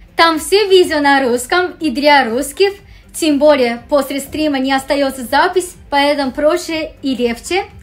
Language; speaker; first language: Russian; non-native, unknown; Japanese